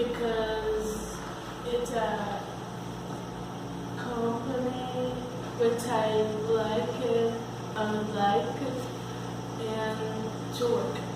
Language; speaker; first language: English; non-native, learner; Portuguese